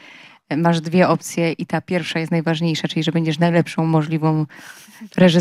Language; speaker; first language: Polish; native; Polish